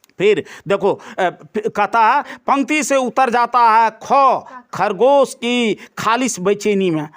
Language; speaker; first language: Hindi; native; Hindi